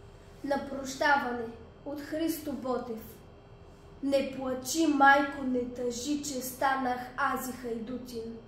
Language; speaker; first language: Bulgarian; native; Bulgarian